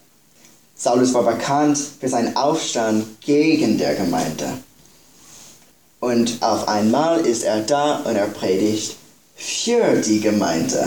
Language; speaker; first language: German; non-native, fluent; English